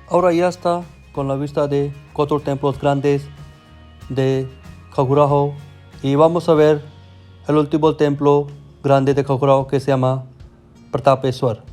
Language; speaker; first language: Spanish; non-native, learner; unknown